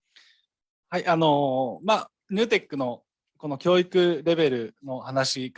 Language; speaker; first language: Japanese; native; Japanese